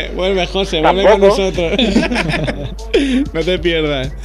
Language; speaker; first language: Spanish; native; Spanish